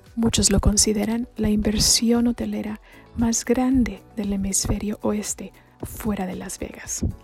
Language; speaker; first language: Spanish; native; Spanish